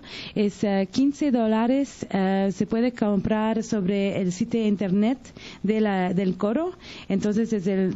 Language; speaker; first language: Spanish; early bilingual, heritage; Spanish